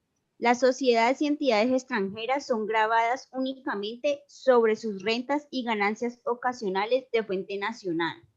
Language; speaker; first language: Spanish; native; Spanish